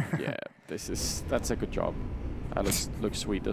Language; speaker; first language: English; native; English